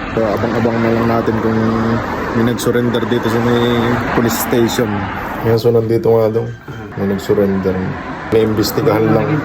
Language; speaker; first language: Filipino; native; Filipino